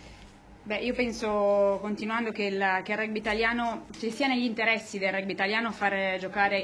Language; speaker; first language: Italian; native; Italian